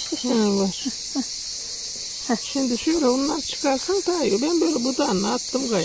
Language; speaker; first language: Turkish; native; Turkish